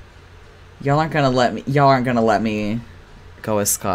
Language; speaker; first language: English; native; English